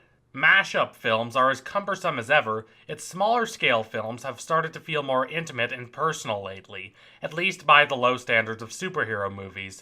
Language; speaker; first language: English; native; English